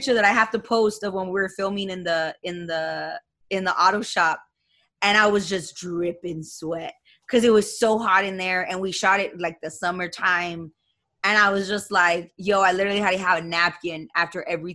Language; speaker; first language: English; native; English